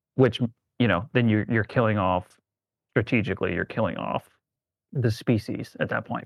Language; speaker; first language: English; native; English